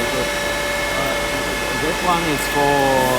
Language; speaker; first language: English; non-native, learner; Russian